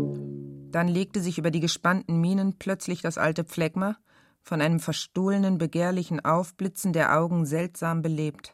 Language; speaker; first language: German; native; German